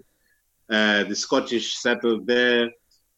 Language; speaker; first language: English; non-native, local second language; Zulu